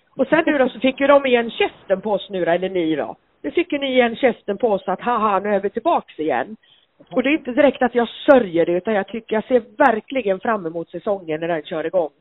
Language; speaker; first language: Swedish; native; Swedish